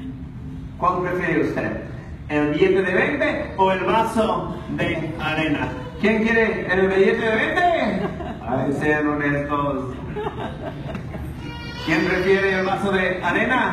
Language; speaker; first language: Spanish; non-native, fluent; English